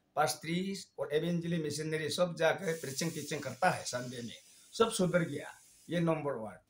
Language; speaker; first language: Hindi; non-native, local second language; Nyishi